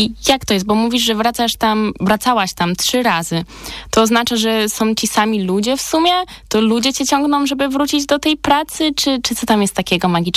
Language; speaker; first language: Polish; native; Polish